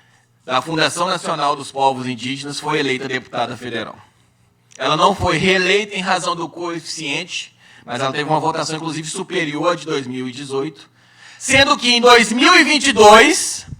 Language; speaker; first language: Portuguese; native; Portuguese